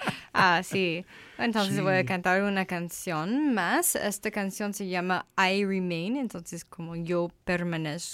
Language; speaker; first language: Spanish; non-native, learner; English